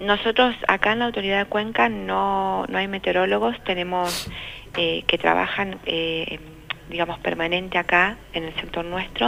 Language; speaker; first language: Spanish; native; Spanish